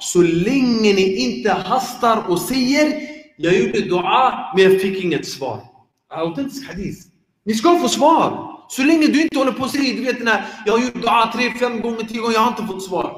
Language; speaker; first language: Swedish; early bilingual, other home language; Arabic